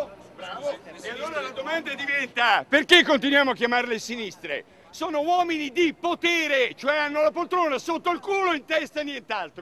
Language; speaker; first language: Italian; native; Italian